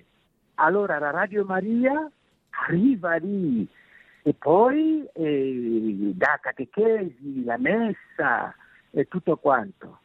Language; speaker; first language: Italian; non-native, fluent; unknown